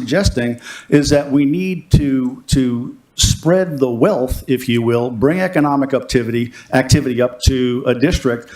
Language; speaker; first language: English; native; English